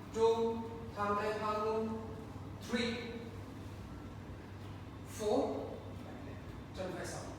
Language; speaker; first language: Vietnamese; non-native, learner; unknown